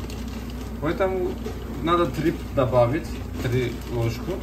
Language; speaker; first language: Russian; non-native, learner; Turkish